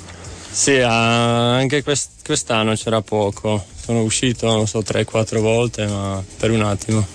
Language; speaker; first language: Italian; non-native, fluent; Czech